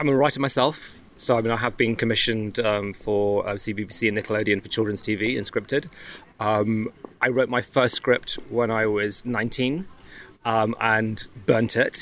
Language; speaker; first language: English; native; English